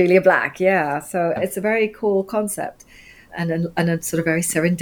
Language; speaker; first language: English; native; English